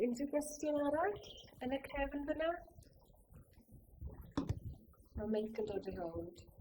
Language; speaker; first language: Welsh; native; Welsh